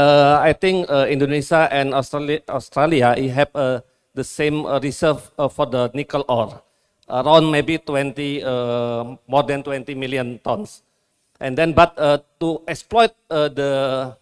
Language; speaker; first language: English; non-native, learner; Indonesian